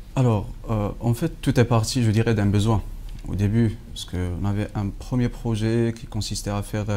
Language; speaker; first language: French; non-native, local second language; Arabic